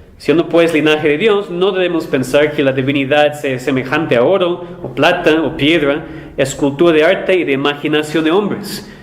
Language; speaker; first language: Spanish; non-native, fluent; English